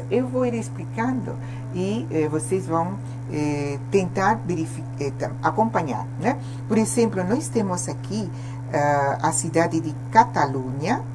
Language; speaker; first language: Portuguese; non-native, fluent; Spanish